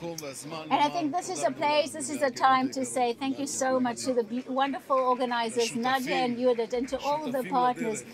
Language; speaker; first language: English; non-native, fluent; Hebrew